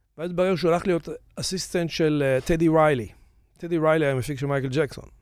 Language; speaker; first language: Hebrew; native; Hebrew